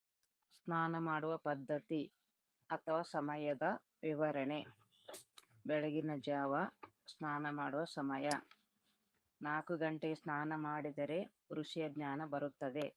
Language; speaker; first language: Kannada; native; Kannada